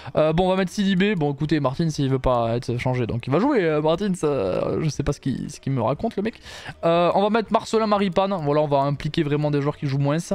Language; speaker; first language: French; native; French